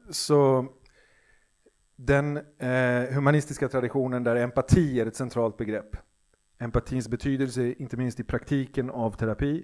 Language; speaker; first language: Swedish; native; Swedish